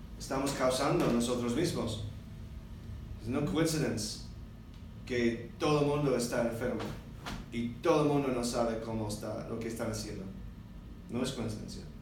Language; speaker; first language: Spanish; non-native, learner; English